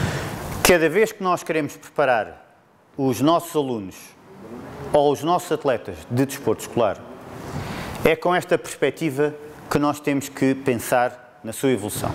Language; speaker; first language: Portuguese; native; Portuguese